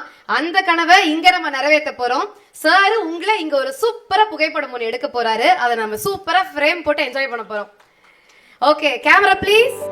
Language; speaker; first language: Tamil; native; Tamil